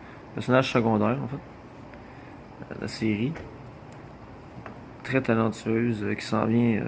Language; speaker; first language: French; native; French